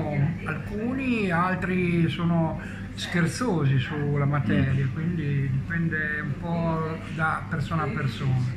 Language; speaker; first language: Italian; native; Italian